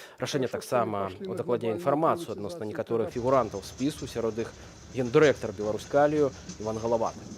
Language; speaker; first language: Belarusian; native; Belarusian